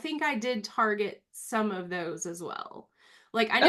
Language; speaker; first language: English; native; English